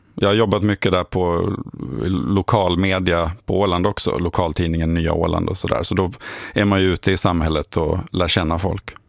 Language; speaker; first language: Swedish; native; Swedish